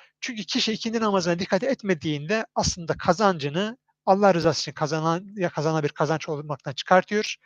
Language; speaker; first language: Turkish; native; Turkish